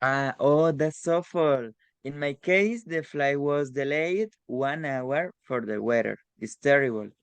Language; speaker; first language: English; non-native, learner; Spanish